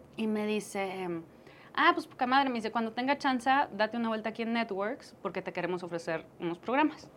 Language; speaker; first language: Spanish; native; Spanish